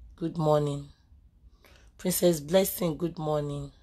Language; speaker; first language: English; non-native, local second language; Yoruba